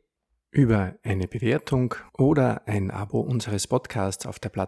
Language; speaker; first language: German; native; German